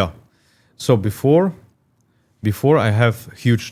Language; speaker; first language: English; non-native, learner; Russian